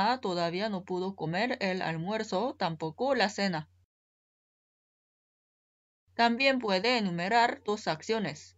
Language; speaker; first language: Spanish; non-native, fluent; Korean